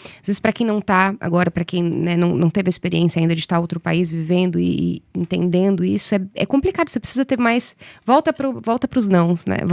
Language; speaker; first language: Portuguese; native; Portuguese